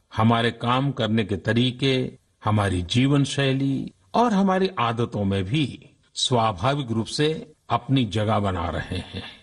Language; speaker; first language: Hindi; non-native, local second language; Gujarati